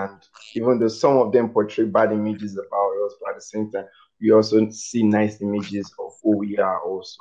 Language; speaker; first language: English; non-native, local second language; Yoruba